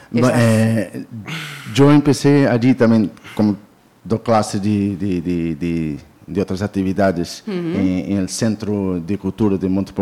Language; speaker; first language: Spanish; non-native, learner; Portuguese